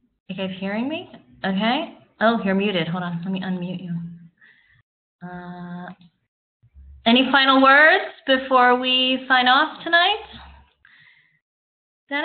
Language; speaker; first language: English; native; English